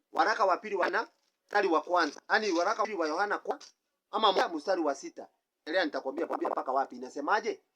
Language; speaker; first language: Swahili; non-native, local second language; Kikuyu